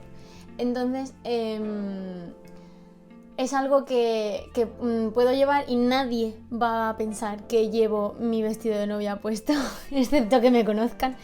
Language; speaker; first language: Spanish; native; Spanish